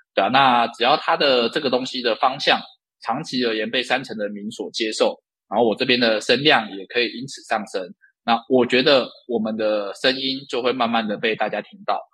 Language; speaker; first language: Chinese; native; Chinese